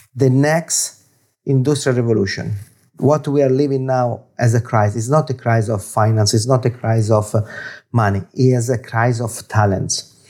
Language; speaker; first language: English; non-native, fluent; Italian